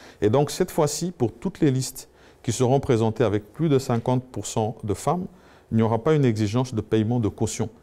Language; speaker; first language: French; non-native, local second language; Swahili